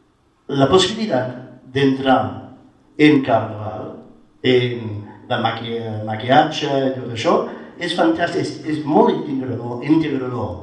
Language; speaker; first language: Catalan; non-native, fluent; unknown